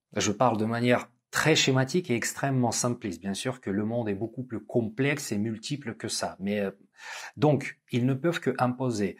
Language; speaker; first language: French; non-native, fluent; Russian